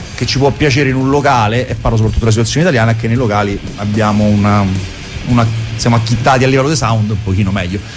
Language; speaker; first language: Italian; native; Italian